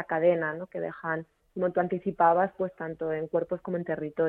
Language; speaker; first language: Spanish; native; Spanish